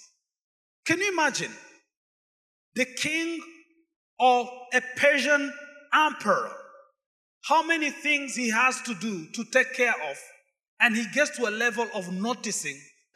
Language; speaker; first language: English; non-native, fluent; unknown